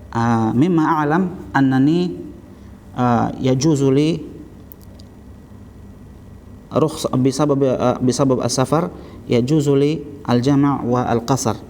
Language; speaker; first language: Arabic; non-native, fluent; Indonesian